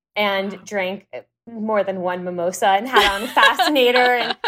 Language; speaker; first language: English; native; English